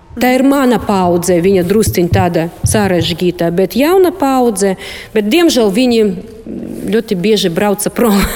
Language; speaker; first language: Latvian; non-native, local second language; Russian